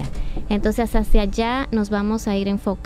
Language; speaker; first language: Spanish; native; Spanish